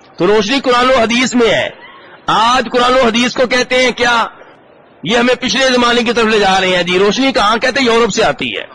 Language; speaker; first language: Urdu; native; Urdu